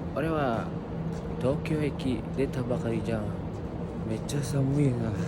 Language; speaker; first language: Japanese; non-native, learner; Indonesian